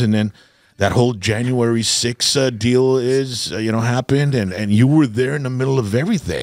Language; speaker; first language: English; early bilingual, other home language; Spanish